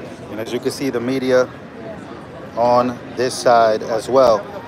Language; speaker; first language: English; early bilingual, other home language; Spanish